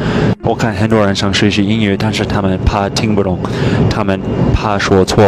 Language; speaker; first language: Chinese; non-native, fluent; English